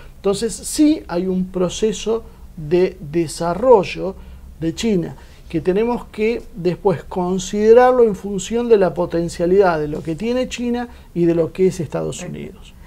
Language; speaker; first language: Spanish; native; Spanish